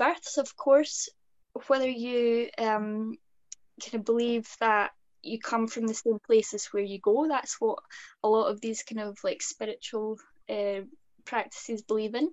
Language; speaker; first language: English; native; English